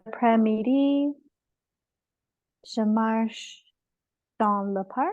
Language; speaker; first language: French; non-native, learner; English